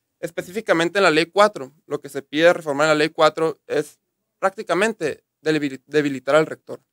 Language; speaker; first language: Spanish; native; Spanish